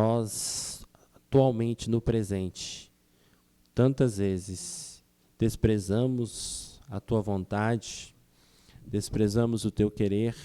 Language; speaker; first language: Portuguese; native; Portuguese